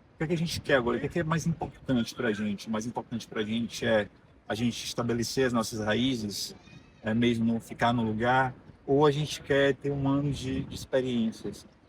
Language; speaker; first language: Portuguese; native; Portuguese